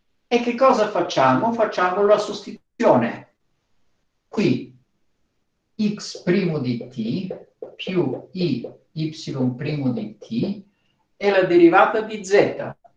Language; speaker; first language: Italian; non-native, fluent; Bulgarian